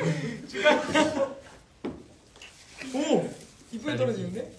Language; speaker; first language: Korean; native; Korean